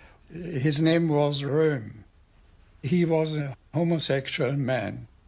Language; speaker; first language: English; non-native, fluent; German